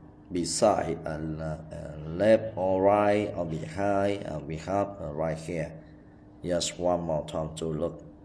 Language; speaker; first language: English; non-native, learner; Vietnamese